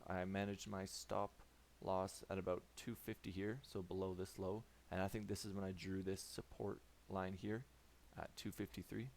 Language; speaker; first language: English; native; English